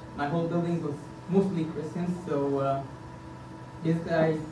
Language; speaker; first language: English; non-native, fluent; Arabic